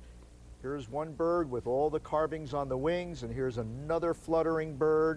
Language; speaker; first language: English; native; English